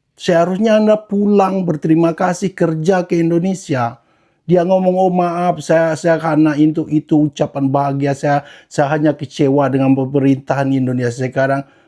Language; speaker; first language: Indonesian; native; Indonesian